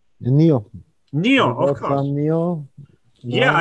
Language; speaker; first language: English; non-native, learner; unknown